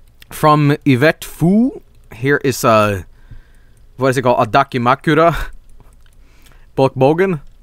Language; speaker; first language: English; non-native, fluent; Swedish